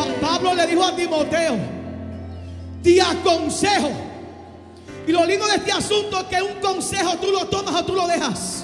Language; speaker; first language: Spanish; native; Spanish